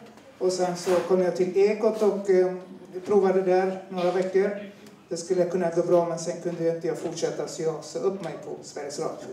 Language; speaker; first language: Swedish; non-native, fluent; Turoyo